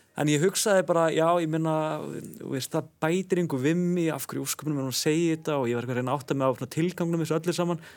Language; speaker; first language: Icelandic; native; Icelandic